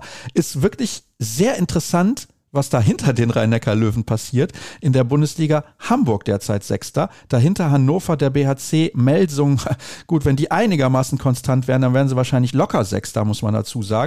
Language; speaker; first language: German; native; German